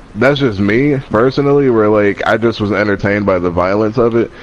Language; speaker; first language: English; native; English